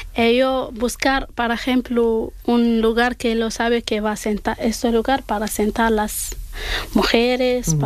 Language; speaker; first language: Spanish; non-native, learner; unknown